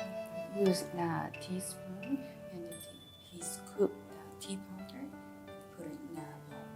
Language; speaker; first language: English; non-native, fluent; Japanese